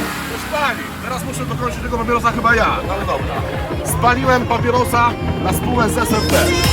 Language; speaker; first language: Polish; native; Polish